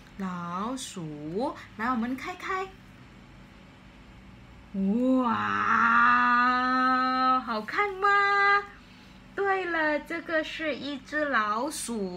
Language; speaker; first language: Chinese; non-native, fluent; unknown